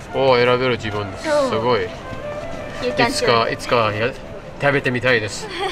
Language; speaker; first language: Japanese; non-native, learner; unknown